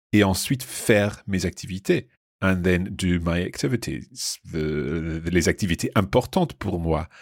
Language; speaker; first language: French; non-native, fluent; English